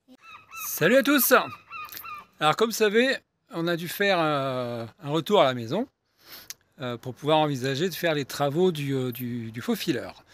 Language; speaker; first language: French; native; French